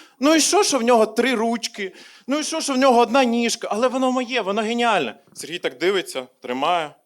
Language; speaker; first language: Ukrainian; non-native, local second language; Russian